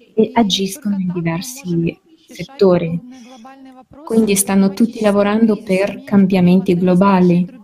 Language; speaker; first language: Italian; non-native, fluent; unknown